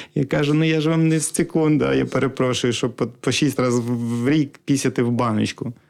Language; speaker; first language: Ukrainian; native; Ukrainian